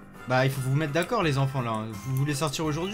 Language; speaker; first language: French; native; French